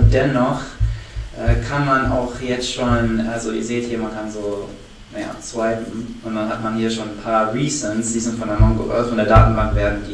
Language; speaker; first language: German; native; German